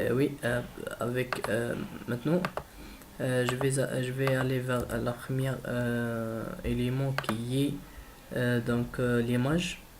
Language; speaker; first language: French; non-native, learner; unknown